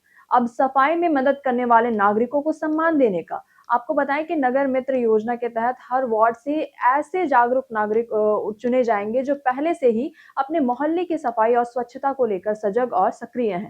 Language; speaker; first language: Hindi; native; Hindi